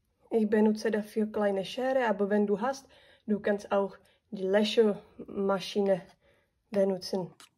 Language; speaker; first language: German; non-native, learner; Czech